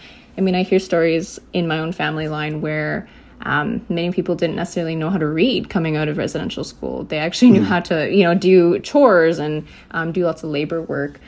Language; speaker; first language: English; native; English